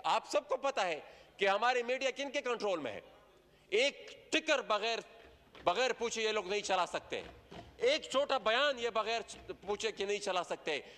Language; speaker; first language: Urdu; non-native, local second language; Pashto